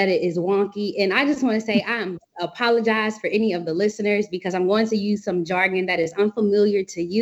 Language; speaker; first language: English; native; English